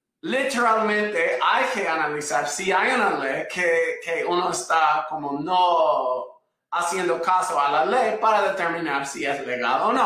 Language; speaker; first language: Spanish; non-native, fluent; English